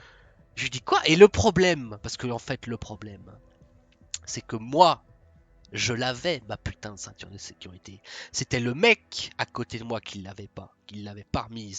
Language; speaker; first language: French; native; French